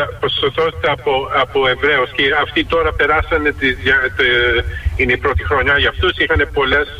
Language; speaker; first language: Greek; early bilingual, heritage; Greek